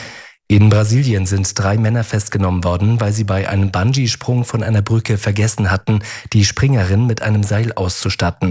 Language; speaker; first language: German; native; German